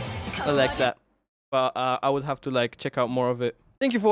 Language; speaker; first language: English; native; English